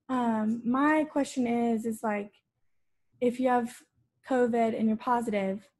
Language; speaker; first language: English; native; English